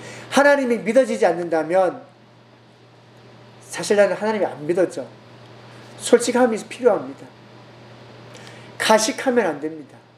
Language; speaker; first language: Korean; native; Korean